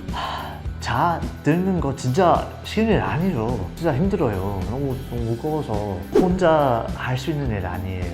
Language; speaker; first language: Korean; non-native, fluent; English